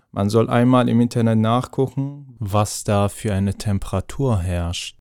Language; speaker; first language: German; non-native, fluent; Persian